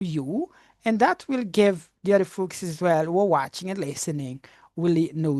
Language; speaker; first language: English; non-native, fluent; Haitian Creole